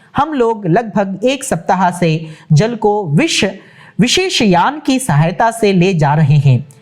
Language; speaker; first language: Hindi; non-native, local second language; Telugu